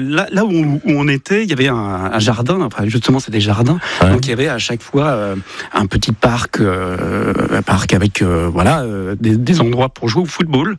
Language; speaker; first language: French; native; French